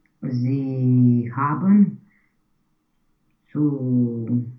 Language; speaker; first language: German; non-native, learner; Romanian